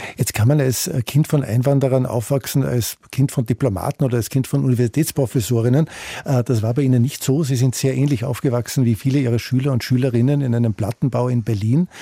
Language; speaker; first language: German; native; German